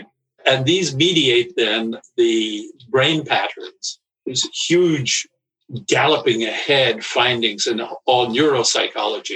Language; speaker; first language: English; native; English